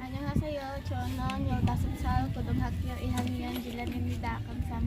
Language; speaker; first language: Korean; non-native, learner; Cebuano